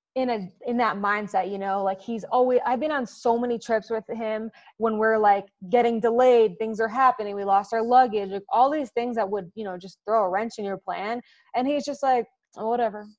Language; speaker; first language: English; native; English